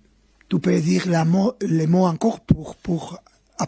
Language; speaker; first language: French; non-native, fluent; Spanish